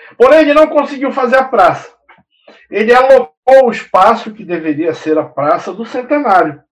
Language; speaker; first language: Portuguese; native; Portuguese